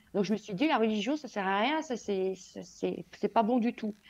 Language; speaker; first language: French; native; French